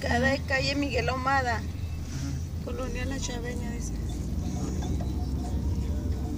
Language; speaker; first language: Spanish; native; Spanish